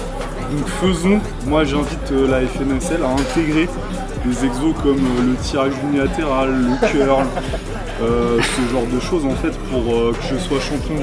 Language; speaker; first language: French; native; French